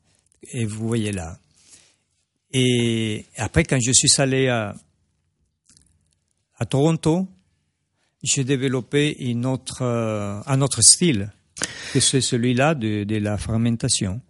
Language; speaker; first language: French; non-native, fluent; Spanish